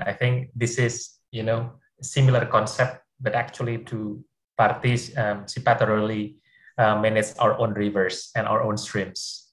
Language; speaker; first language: English; non-native, fluent; Indonesian